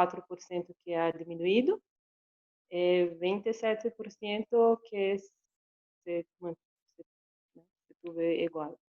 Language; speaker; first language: Spanish; non-native, learner; Portuguese